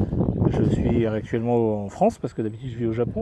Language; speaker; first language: French; native; French